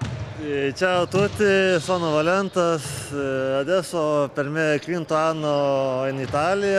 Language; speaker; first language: Italian; non-native, learner; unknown